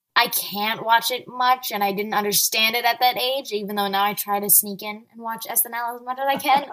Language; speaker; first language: English; early bilingual, other home language; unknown